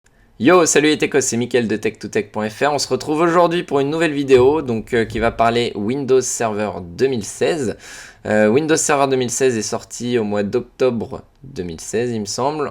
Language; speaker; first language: French; native; French